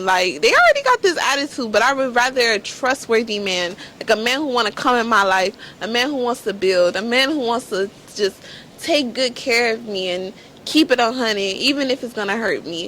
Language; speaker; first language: English; native; English